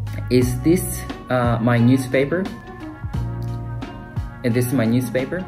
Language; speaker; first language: English; non-native, fluent; Japanese